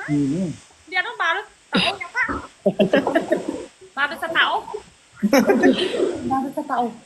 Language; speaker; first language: Filipino; non-native, learner; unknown